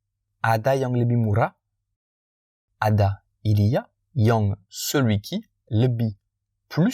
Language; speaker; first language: Indonesian; non-native, fluent; French